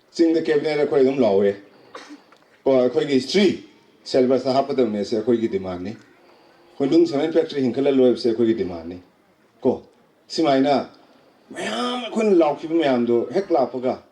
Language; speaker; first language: Manipuri; non-native, local second language; Tangkhul Naga (India)